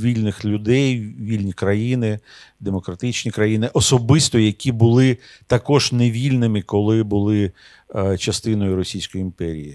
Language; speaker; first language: Ukrainian; non-native, local second language; Russian